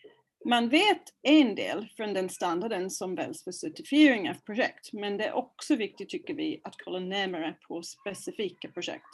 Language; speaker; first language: Swedish; non-native, fluent; English